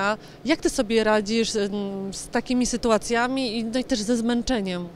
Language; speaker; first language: Polish; native; Polish